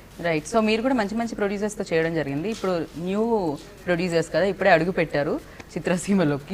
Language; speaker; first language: Telugu; native; Telugu